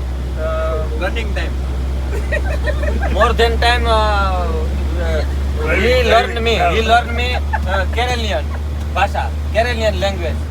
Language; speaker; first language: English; non-native, learner; Gujarati